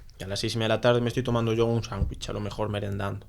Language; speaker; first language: Spanish; native; Spanish